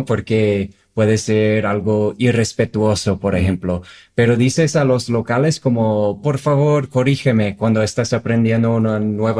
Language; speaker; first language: Spanish; non-native, fluent; English